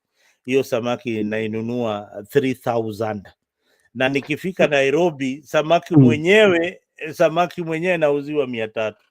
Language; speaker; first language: Swahili; non-native, local second language; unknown